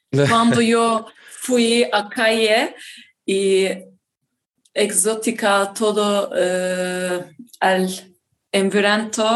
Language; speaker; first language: Spanish; non-native, learner; Turkish